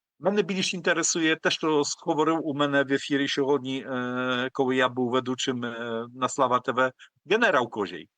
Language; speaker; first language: Polish; non-native, learner; Ukrainian